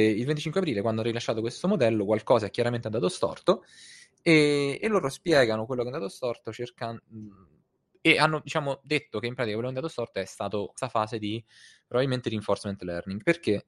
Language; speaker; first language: Italian; native; Italian